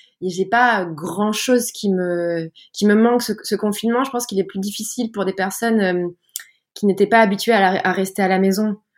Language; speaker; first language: French; native; French